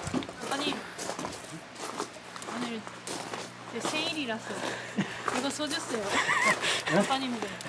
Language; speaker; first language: Korean; non-native, learner; Japanese